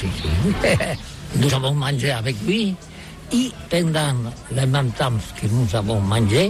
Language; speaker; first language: French; non-native, learner; Catalan